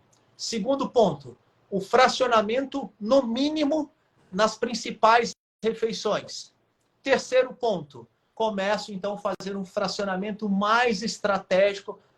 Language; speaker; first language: Portuguese; native; Portuguese